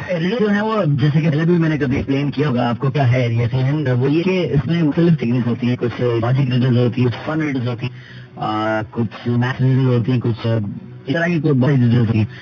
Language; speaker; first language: Urdu; native; Urdu